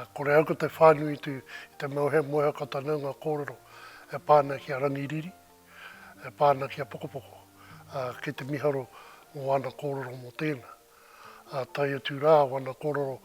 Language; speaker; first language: Māori; native; Māori